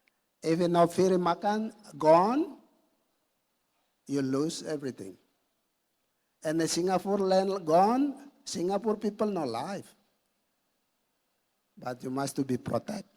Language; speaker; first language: English; non-native, learner; Indonesian